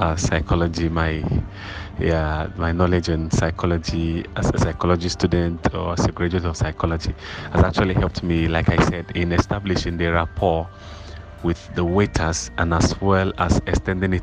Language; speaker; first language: English; non-native, local second language; Igbo